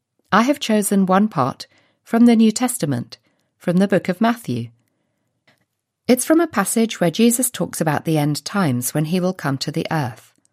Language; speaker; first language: English; native; English